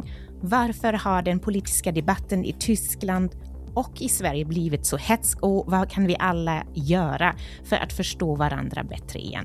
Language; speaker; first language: Swedish; non-native, fluent; German